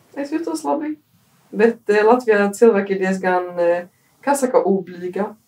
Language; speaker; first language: Latvian; early bilingual, heritage; Latvian